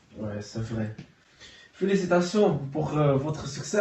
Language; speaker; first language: French; non-native, learner; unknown